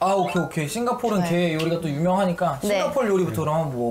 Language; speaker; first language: Korean; native; Korean